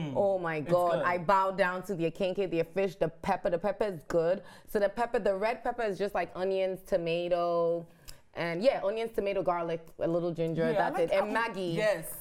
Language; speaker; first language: English; non-native, local second language; Akan